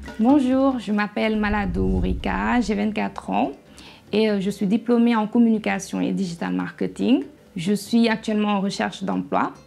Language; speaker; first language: French; non-native, local second language; Fula